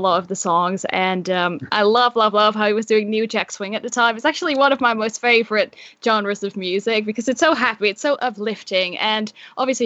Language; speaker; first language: English; non-native, fluent; Dutch